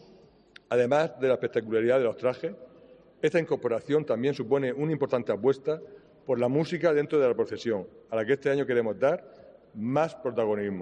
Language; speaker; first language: Spanish; native; Spanish